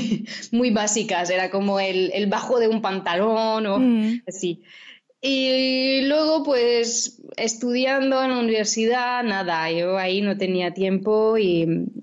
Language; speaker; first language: Spanish; non-native, fluent; French